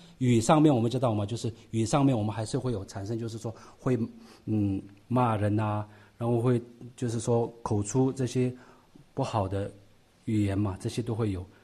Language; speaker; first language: Chinese; non-native, local second language; Tibetan